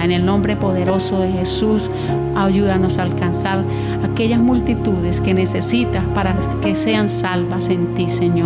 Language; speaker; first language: Spanish; native; Spanish